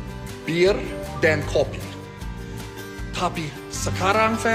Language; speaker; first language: Indonesian; non-native, fluent; English